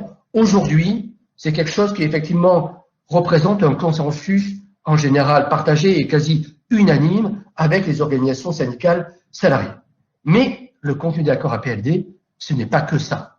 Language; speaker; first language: French; native; French